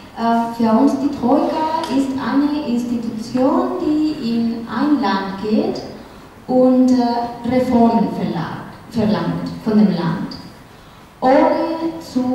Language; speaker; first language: German; non-native, fluent; Spanish